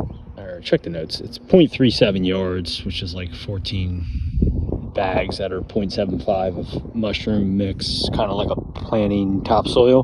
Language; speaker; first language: English; native; English